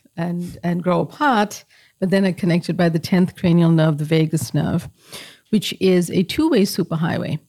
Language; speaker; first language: English; native; English